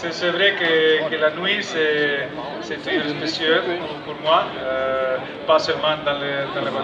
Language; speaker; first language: French; non-native, fluent; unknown